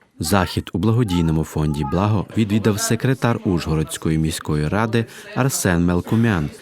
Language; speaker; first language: Ukrainian; native; Ukrainian